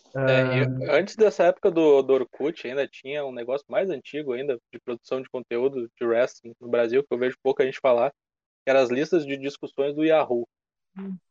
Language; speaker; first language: Portuguese; native; Portuguese